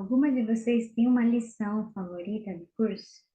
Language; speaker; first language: Portuguese; non-native, fluent; Spanish